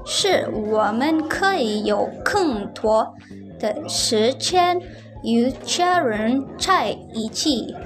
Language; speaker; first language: Chinese; non-native, learner; Indonesian